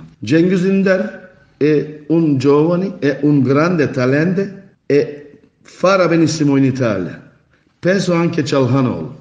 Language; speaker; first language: Italian; non-native, fluent; Turkish